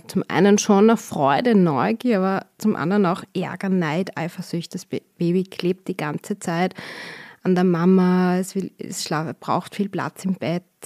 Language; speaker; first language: German; native; German